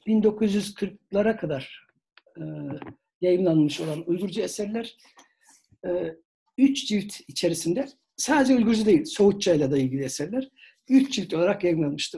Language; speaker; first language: Turkish; native; Turkish